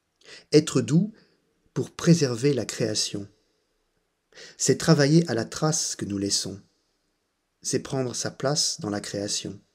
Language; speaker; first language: French; native; French